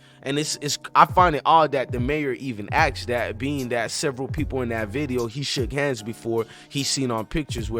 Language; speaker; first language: English; native; English